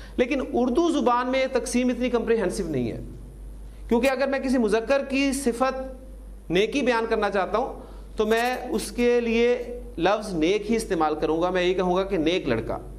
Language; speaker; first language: Urdu; native; Urdu